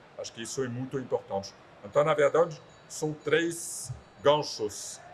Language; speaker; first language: Portuguese; non-native, fluent; French